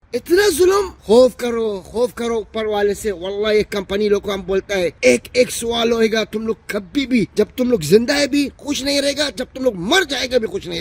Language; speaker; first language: Hindi; non-native, learner; Arabic